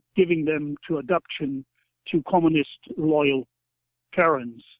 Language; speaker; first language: English; non-native, fluent; German